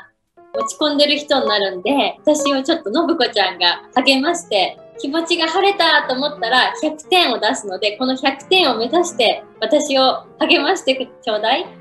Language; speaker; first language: Japanese; native; Japanese